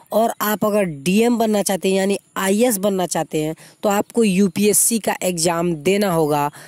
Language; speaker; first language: Hindi; native; Hindi